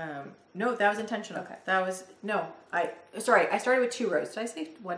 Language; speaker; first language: English; native; English